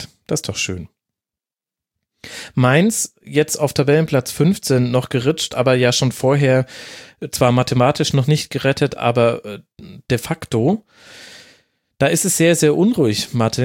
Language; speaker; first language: German; native; German